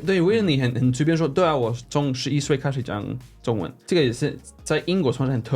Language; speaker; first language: Chinese; non-native, fluent; Swedish